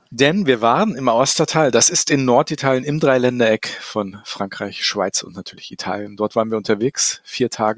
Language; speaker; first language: German; native; German